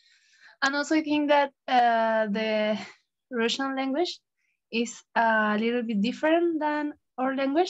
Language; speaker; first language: English; non-native, learner; Spanish